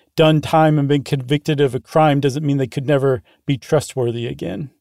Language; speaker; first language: English; native; English